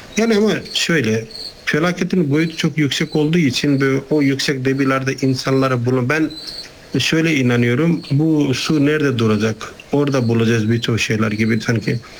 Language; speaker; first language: Turkish; non-native, fluent; Nepali